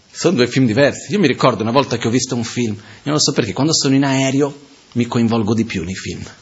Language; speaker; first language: Italian; non-native, fluent; Portuguese